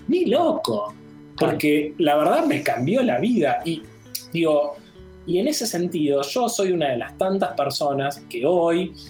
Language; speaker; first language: Spanish; native; Spanish